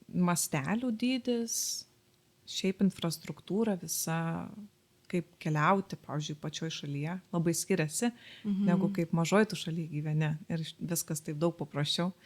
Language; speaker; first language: Lithuanian; native; Lithuanian